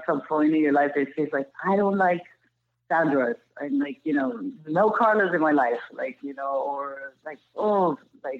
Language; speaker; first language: English; non-native, fluent; Spanish